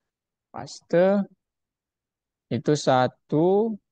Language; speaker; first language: Indonesian; native; Indonesian